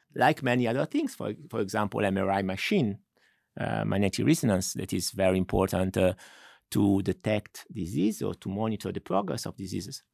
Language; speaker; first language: English; non-native, fluent; Italian